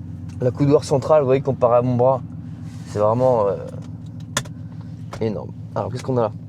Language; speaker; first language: French; native; French